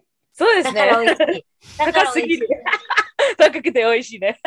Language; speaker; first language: Japanese; non-native, fluent; English